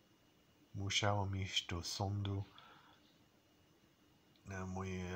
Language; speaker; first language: Polish; non-native, learner; English